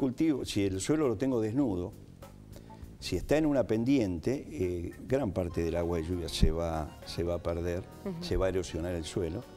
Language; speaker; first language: Spanish; native; Spanish